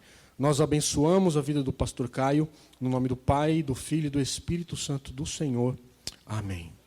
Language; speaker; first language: Portuguese; native; Portuguese